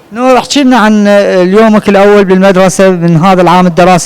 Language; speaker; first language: Arabic; native; Arabic